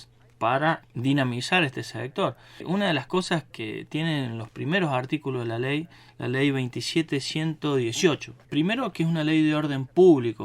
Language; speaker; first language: Spanish; native; Spanish